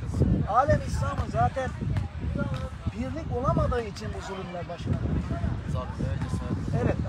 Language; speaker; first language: Turkish; native; Turkish